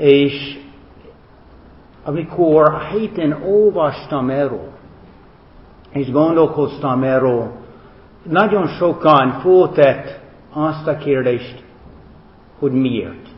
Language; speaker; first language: Hungarian; non-native, fluent; English